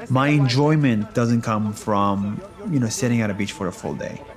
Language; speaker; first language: English; non-native, fluent; Arabic